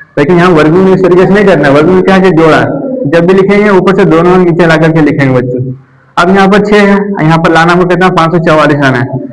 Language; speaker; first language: Hindi; native; Hindi